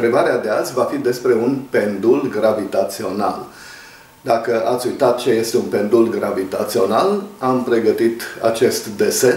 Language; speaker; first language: Romanian; native; Romanian